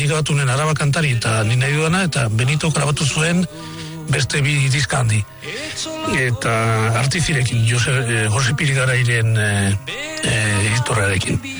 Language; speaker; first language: Basque; non-native, local second language; Spanish